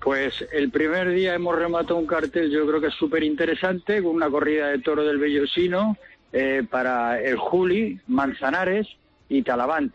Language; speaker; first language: Spanish; native; Spanish